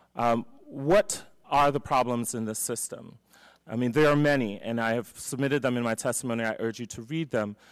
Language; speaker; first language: English; native; English